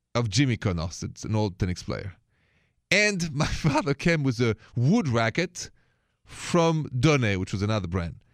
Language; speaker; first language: English; non-native, fluent; French